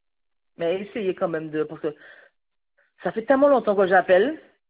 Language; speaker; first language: French; native; French